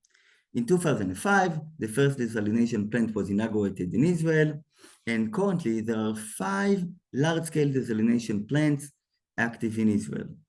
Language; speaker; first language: English; non-native, fluent; Hebrew